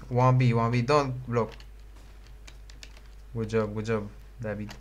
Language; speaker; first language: English; non-native, learner; Romanian